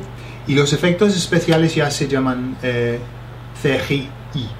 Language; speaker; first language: Spanish; non-native, fluent; English